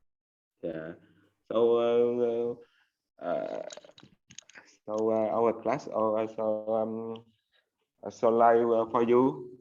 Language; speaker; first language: English; non-native, learner; Vietnamese